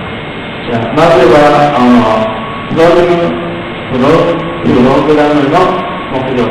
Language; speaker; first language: Japanese; non-native, learner; Thai